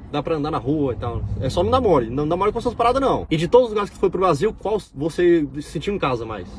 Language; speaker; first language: Portuguese; native; Portuguese